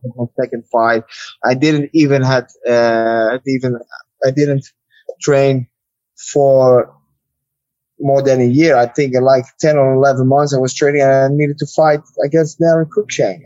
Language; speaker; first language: English; non-native, fluent; Dutch